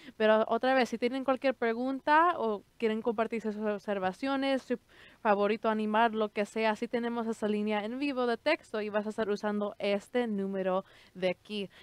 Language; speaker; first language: Spanish; early bilingual, heritage; Spanish